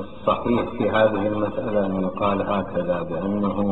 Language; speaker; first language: Arabic; native; Arabic